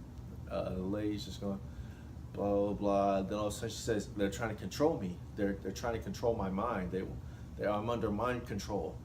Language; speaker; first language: English; native; English